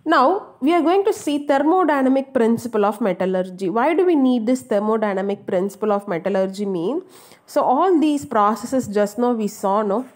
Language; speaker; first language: English; non-native, local second language; Tamil